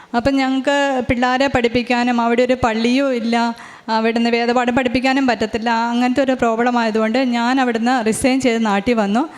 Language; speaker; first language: Malayalam; native; Malayalam